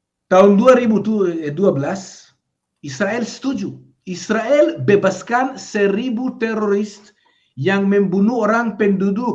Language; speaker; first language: Indonesian; non-native, fluent; Hebrew